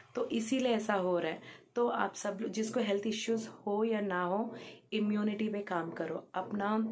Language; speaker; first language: Hindi; non-native, local second language; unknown